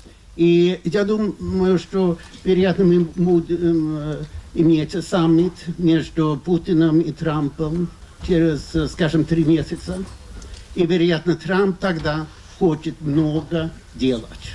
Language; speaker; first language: Russian; non-native, fluent; Swedish